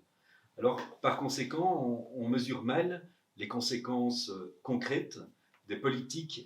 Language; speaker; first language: French; native; French